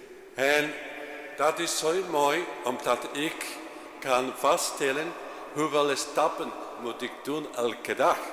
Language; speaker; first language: Dutch; non-native, fluent; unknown